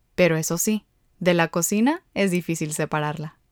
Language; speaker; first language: Spanish; early bilingual, heritage; Spanish